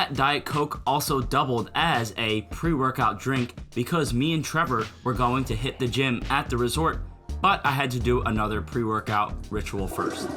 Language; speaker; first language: English; native; English